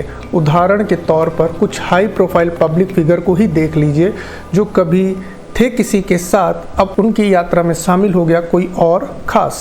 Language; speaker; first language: Hindi; native; Hindi